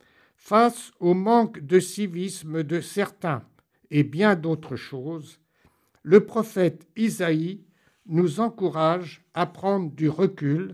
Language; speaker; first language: French; native; French